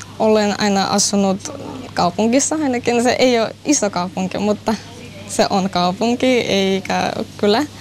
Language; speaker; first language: Finnish; non-native, learner; Russian